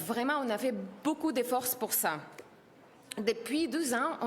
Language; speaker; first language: French; non-native, learner; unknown